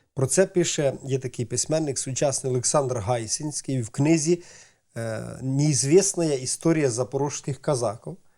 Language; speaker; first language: Ukrainian; native; Ukrainian